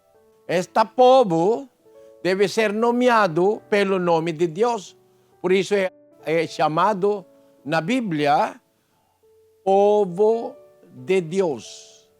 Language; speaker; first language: Portuguese; non-native, fluent; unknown